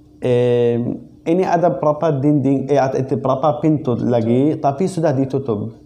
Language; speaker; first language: Indonesian; non-native, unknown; Arabic